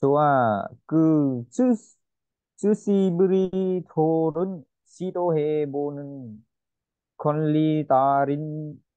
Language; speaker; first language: Korean; non-native, learner; Vietnamese